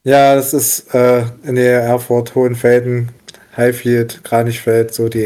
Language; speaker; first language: German; native; German